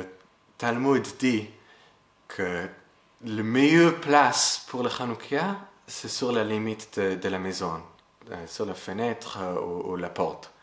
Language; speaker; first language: French; non-native, fluent; English